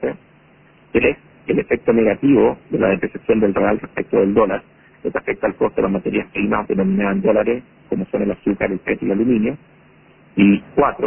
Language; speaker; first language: Spanish; native; Spanish